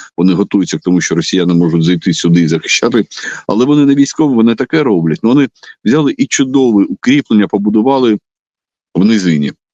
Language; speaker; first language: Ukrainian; non-native, local second language; Russian